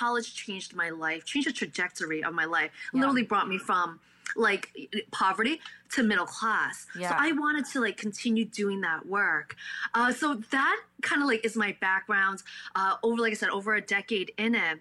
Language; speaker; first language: English; early bilingual, other home language; Cantonese